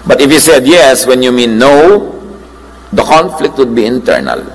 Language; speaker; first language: English; non-native, local second language; Filipino